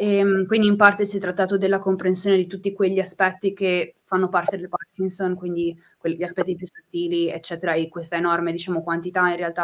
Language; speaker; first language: Italian; native; Italian